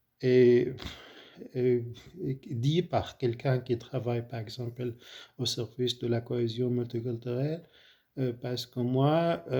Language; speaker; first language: French; non-native, fluent; Arabic